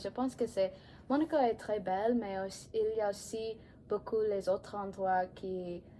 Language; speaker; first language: French; non-native, learner; English